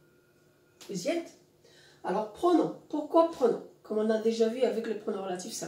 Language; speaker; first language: French; non-native, local second language; Arabic